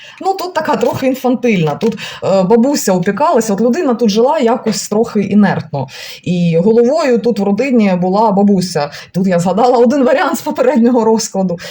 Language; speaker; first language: Ukrainian; non-native, local second language; Russian